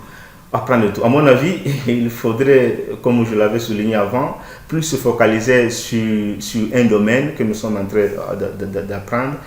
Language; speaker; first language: French; non-native, fluent; Portuguese